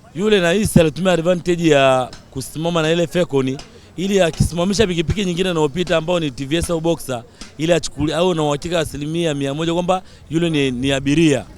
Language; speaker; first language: Swahili; non-native, local second language; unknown